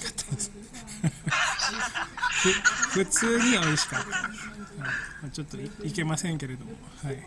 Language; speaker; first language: Japanese; non-native, fluent; Indonesian